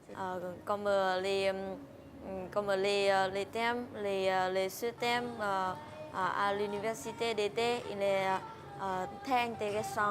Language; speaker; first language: French; non-native, learner; Vietnamese